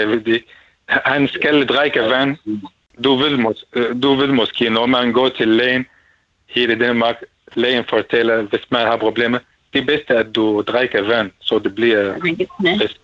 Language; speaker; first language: Danish; non-native, learner; Arabic